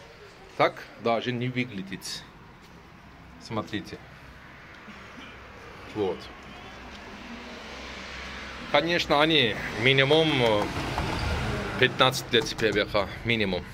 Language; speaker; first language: Russian; non-native, local second language; Turkish